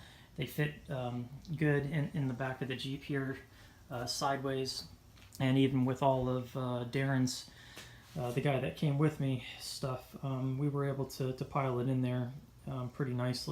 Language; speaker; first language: English; native; English